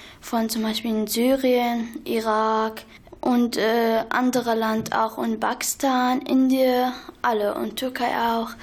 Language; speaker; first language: German; non-native, learner; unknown